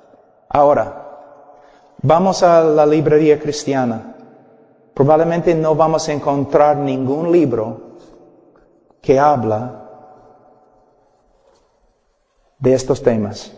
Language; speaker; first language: Spanish; non-native, fluent; English